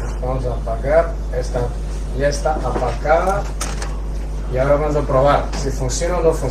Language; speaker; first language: Spanish; non-native, fluent; Chinese